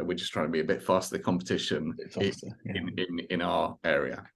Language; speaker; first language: English; native; English